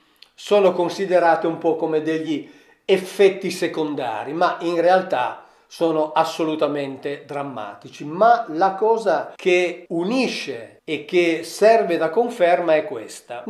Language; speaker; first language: Italian; native; Italian